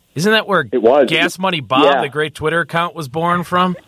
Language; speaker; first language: English; native; English